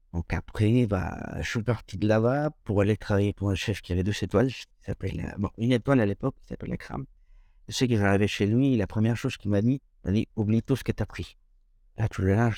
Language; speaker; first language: French; non-native, fluent; Spanish